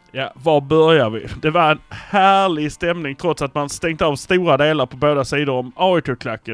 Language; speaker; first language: Swedish; native; Swedish